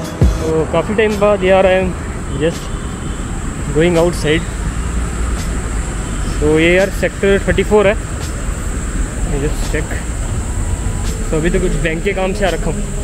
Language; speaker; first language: Hindi; native; Hindi